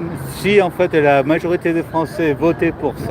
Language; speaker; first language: French; native; French